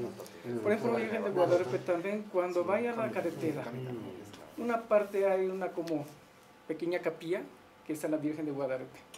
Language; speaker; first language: Spanish; non-native, learner; Japanese